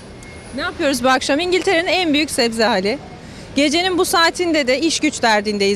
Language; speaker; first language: Turkish; native; Turkish